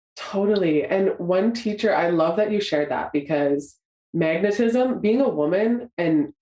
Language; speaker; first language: English; native; English